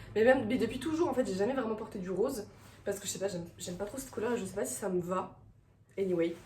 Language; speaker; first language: French; native; French